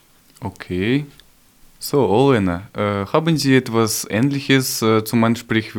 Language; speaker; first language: German; non-native, learner; Ukrainian